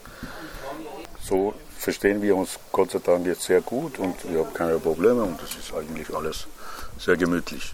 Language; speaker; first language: German; non-native, fluent; Persian